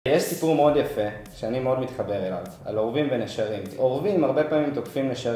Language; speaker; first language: Hebrew; native; Hebrew